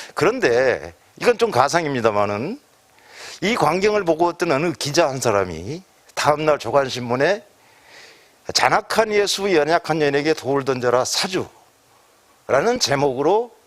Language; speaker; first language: Korean; native; Korean